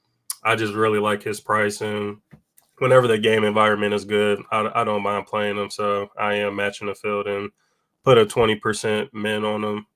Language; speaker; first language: English; native; English